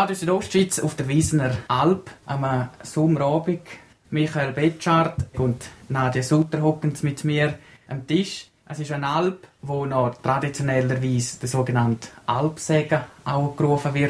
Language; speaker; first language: German; native; German